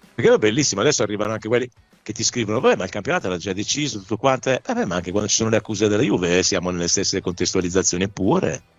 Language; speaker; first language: Italian; native; Italian